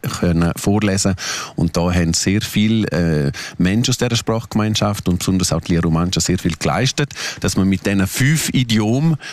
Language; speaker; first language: German; non-native, local second language; Romansh